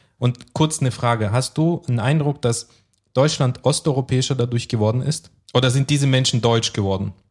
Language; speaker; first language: German; early bilingual, other home language; Russian